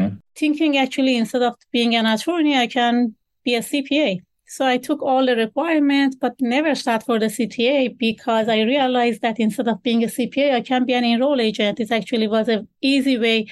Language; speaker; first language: English; non-native, fluent; Persian